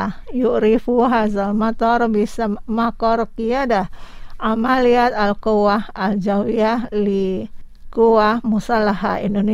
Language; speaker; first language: Arabic; non-native, fluent; Indonesian